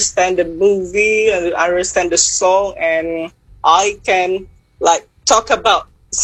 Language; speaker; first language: English; non-native, fluent; Indonesian